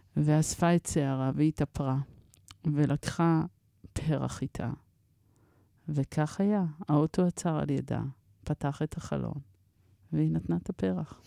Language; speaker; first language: Hebrew; early bilingual, other home language; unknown